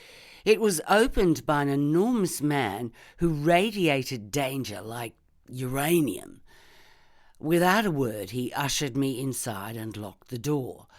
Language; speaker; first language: English; native; English